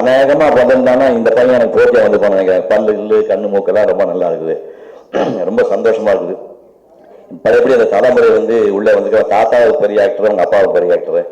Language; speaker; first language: Tamil; native; Tamil